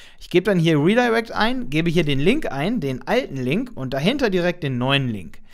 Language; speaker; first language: German; native; German